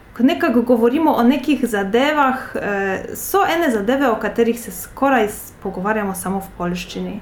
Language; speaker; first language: Slovenian; non-native, fluent; Polish